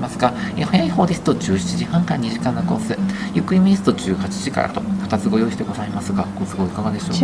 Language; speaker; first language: Japanese; native; Japanese